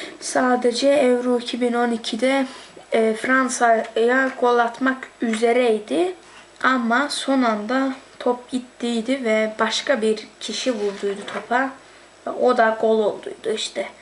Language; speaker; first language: Turkish; early bilingual, heritage; Turkish